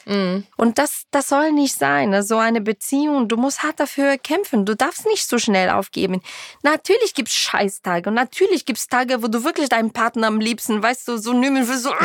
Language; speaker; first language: German; non-native, fluent; Portuguese